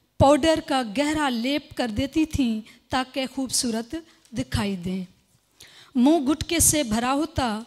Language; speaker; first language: Urdu; non-native, local second language; Sindhi